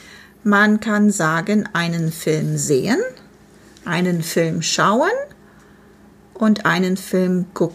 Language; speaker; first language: German; non-native, fluent; English